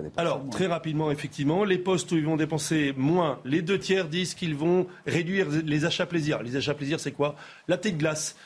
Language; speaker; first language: French; native; French